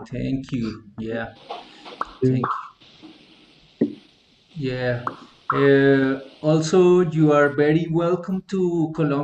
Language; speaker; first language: English; non-native, learner; Spanish